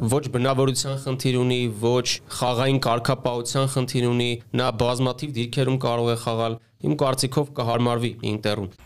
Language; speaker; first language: Armenian; native; Armenian